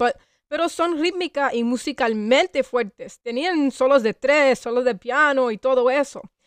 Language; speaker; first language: Spanish; non-native, learner; English